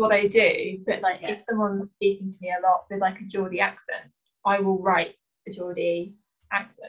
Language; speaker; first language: English; native; English